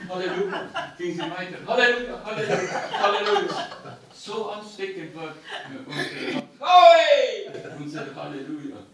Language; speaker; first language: German; non-native, learner; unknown